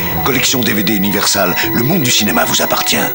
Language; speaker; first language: French; native; French